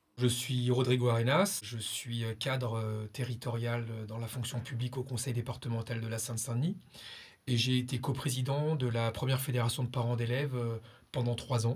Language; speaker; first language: French; early bilingual, other home language; Spanish